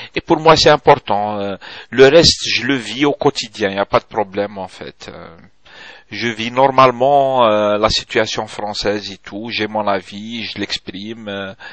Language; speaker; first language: French; non-native, local second language; Arabic